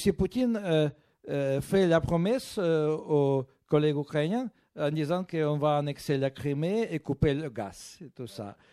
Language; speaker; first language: French; non-native, fluent; Russian